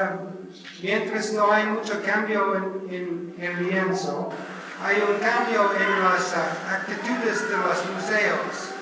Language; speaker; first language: Spanish; non-native, learner; English